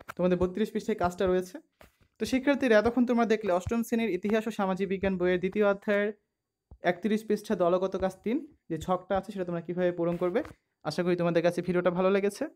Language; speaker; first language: Bangla; native; Bangla